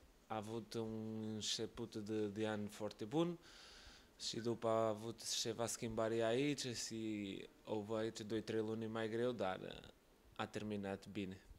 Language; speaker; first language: Romanian; non-native, learner; Portuguese